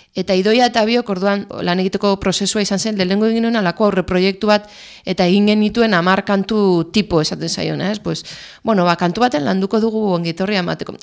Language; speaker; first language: Basque; non-native, local second language; Spanish